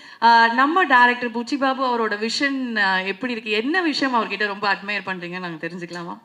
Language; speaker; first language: Tamil; native; Tamil